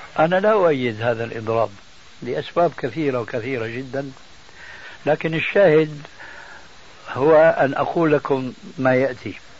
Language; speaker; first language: Arabic; early bilingual, other home language; Albanian